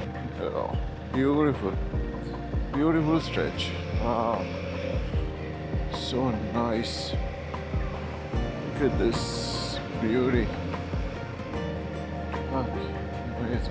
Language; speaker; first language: English; non-native, local second language; Malayalam